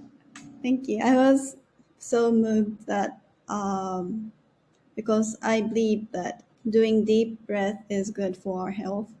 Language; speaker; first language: English; non-native, learner; Japanese